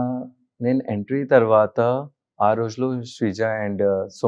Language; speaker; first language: Telugu; non-native, learner; Hindi